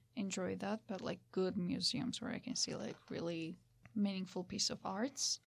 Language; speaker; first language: English; non-native, fluent; Georgian